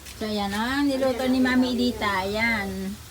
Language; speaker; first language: Filipino; non-native, local second language; Cebuano